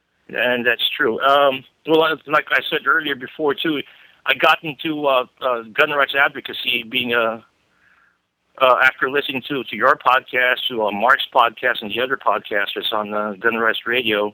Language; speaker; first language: English; non-native, local second language; Filipino